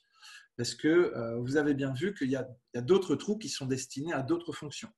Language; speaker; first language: French; native; French